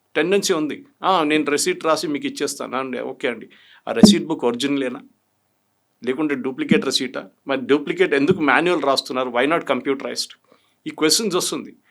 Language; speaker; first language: Telugu; non-native, fluent; Malayalam